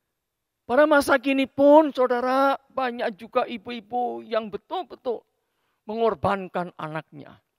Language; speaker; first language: Indonesian; native; Indonesian